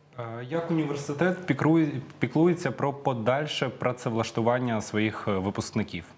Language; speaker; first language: Ukrainian; native; Ukrainian